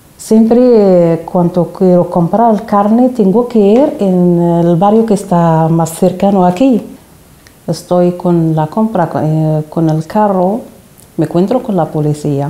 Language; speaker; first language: Spanish; non-native, learner; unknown